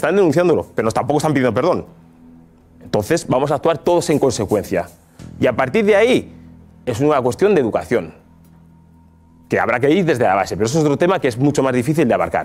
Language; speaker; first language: Spanish; native; Spanish